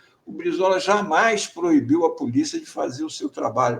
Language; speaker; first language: Portuguese; native; Portuguese